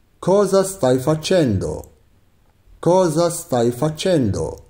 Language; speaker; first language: Italian; non-native, fluent; Arabic